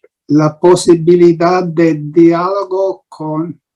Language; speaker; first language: Spanish; non-native, learner; English